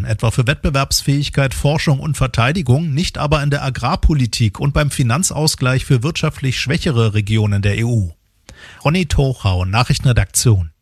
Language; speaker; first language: German; native; German